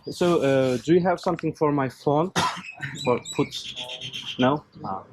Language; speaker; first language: English; non-native, learner; Turkish